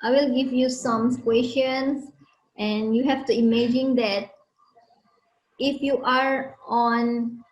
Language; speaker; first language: English; non-native, learner; Indonesian